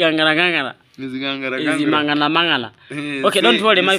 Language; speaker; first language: English; non-native, learner; Swahili